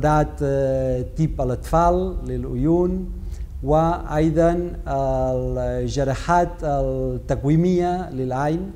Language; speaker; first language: Arabic; non-native, learner; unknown